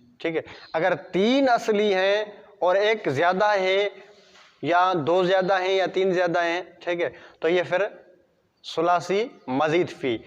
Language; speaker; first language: Urdu; non-native, local second language; Sindhi